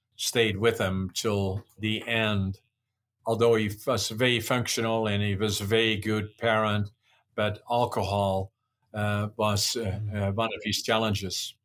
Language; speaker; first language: English; non-native, fluent; Dutch